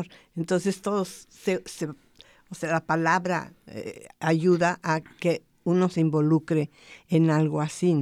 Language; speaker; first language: Spanish; native; Spanish